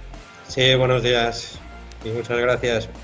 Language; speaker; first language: Spanish; native; Spanish